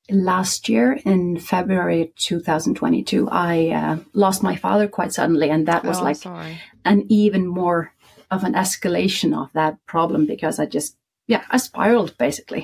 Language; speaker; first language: English; non-native, fluent; Icelandic